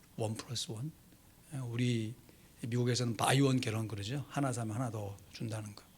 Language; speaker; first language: Korean; native; Korean